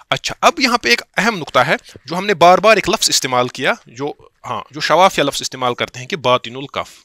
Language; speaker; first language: Urdu; non-native, local second language; Kashmiri